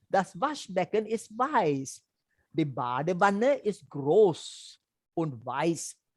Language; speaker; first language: German; non-native, learner; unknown